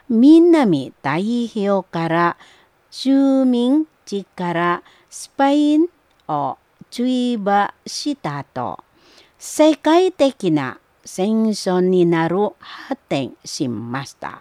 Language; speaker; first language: Japanese; non-native, fluent; Indonesian